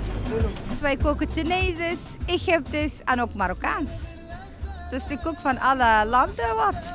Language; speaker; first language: Dutch; non-native, fluent; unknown